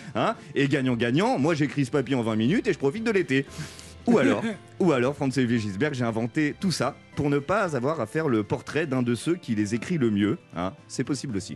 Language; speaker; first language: French; native; French